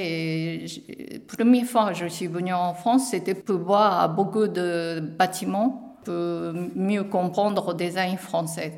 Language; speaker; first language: French; non-native, learner; Japanese